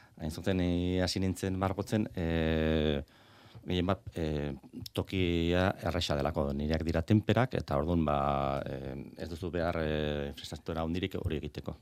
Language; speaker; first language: Basque; native; Basque